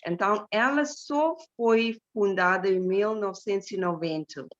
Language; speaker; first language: Portuguese; non-native, fluent; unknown